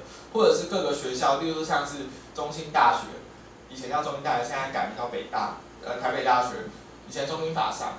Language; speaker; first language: Chinese; native; Chinese